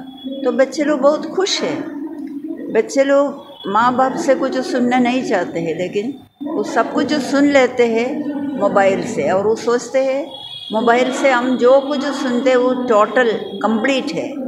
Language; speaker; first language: Hindi; non-native, local second language; Malayalam